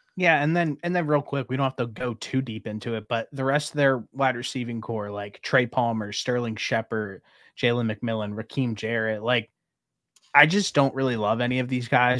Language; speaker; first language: English; native; English